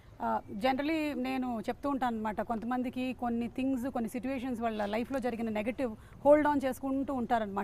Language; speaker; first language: Telugu; native; Telugu